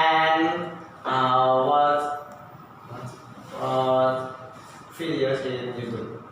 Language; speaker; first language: English; non-native, learner; Indonesian